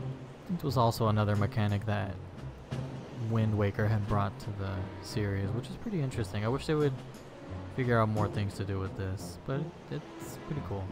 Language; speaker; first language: English; native; English